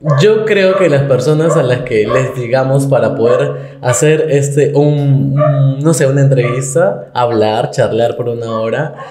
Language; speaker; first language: Spanish; native; Spanish